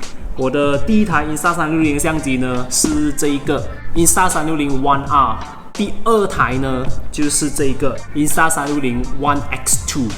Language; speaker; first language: Chinese; native; Chinese